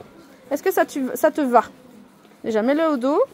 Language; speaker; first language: French; native; French